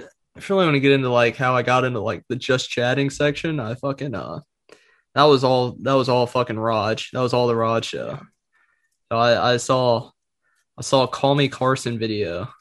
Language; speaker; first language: English; native; English